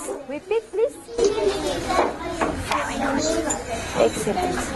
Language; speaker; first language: English; non-native, fluent; French